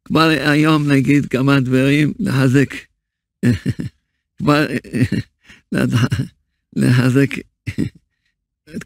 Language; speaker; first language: Hebrew; early bilingual, other home language; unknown